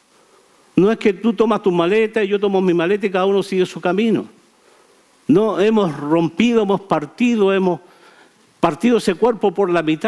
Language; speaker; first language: Spanish; native; Spanish